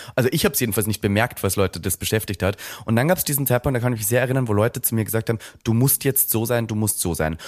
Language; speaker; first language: German; native; German